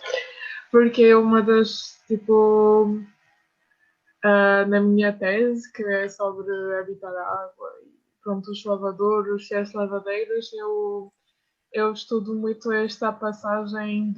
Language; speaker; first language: Portuguese; non-native, fluent; French